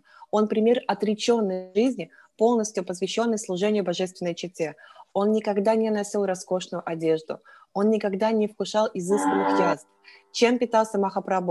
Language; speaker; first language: Russian; native; Russian